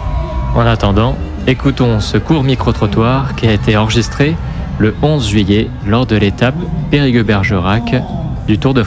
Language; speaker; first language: French; native; French